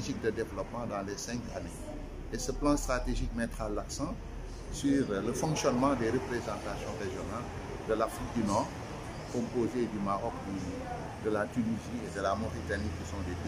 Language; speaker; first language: French; non-native, local second language; Wolof